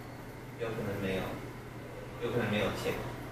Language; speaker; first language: Chinese; non-native, learner; English